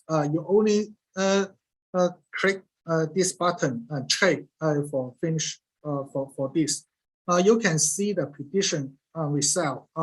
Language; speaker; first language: English; non-native, learner; Cantonese